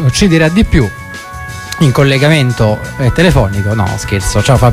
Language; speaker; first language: Italian; native; Italian